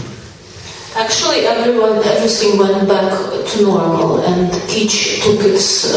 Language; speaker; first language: English; non-native, fluent; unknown